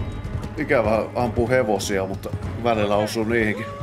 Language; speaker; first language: Finnish; native; Finnish